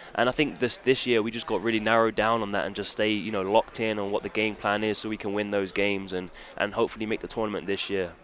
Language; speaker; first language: English; native; English